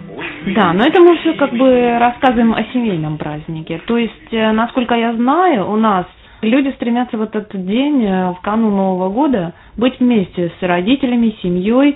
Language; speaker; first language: Russian; native; Russian